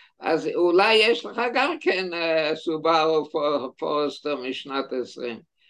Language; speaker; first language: Hebrew; non-native, fluent; German